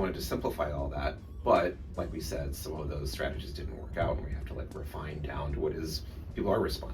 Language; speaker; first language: English; native; English